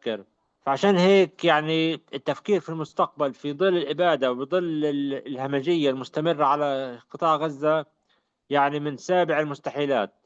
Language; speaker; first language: Arabic; native; Arabic